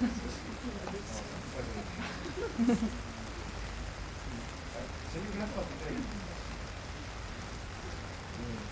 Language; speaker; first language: Korean; early bilingual, heritage; English